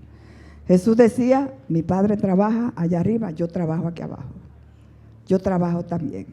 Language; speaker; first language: Spanish; native; Spanish